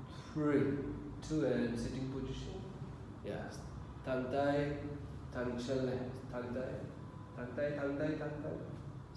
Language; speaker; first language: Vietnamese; non-native, learner; Hindi